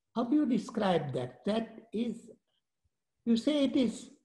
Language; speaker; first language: English; non-native, local second language; Gujarati